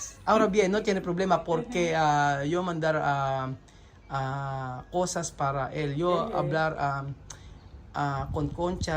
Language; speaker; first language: Spanish; non-native, learner; Filipino